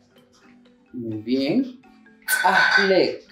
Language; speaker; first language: Spanish; non-native, local second language; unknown